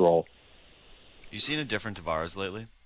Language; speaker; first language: English; native; English